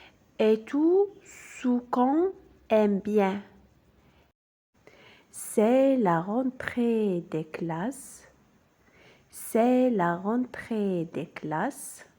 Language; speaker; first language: French; non-native, local second language; Arabic